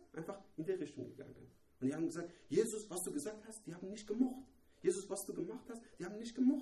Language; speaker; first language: German; non-native, learner; Persian